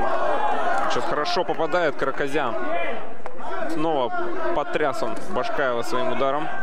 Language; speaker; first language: Russian; native; Russian